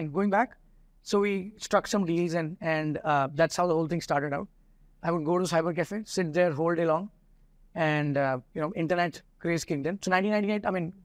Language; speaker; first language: English; non-native, local second language; Hindi